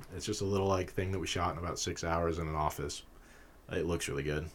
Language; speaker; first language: English; native; English